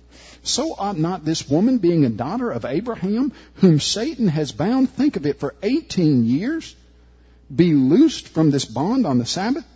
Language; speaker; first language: English; native; English